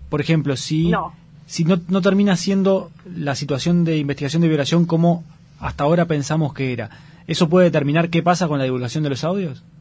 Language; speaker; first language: Spanish; native; Spanish